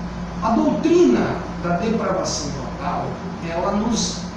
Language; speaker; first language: Portuguese; native; Portuguese